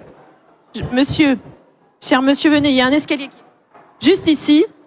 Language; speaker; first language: French; native; French